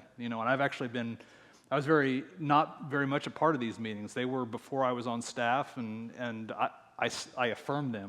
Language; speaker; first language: English; native; English